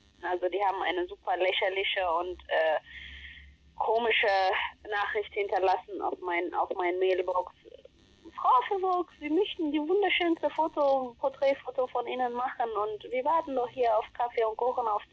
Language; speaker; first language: German; non-native, fluent; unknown